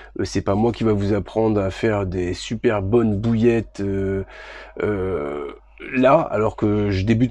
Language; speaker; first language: French; native; French